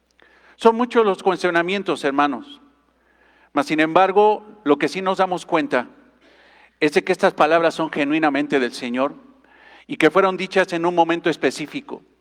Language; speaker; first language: Spanish; native; Spanish